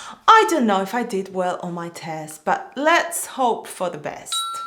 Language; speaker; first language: English; non-native, fluent; Spanish